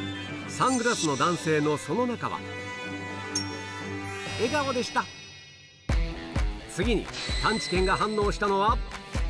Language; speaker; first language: Japanese; native; Japanese